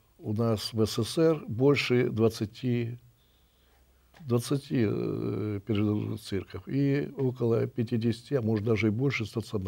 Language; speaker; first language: Russian; native; Russian